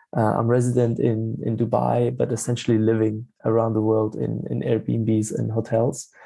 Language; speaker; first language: English; non-native, fluent; German